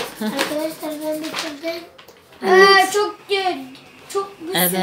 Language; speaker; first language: Turkish; early bilingual, heritage; Turkish